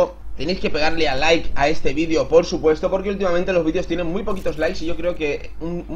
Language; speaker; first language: Spanish; native; Spanish